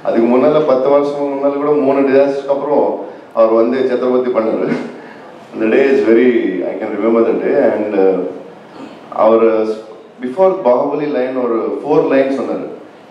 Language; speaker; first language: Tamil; non-native, learner; Telugu